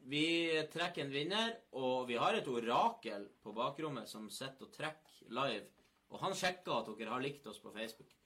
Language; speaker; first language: Norwegian; native; Norwegian